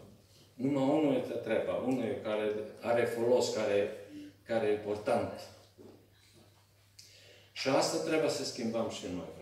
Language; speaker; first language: Romanian; non-native, learner; Serbian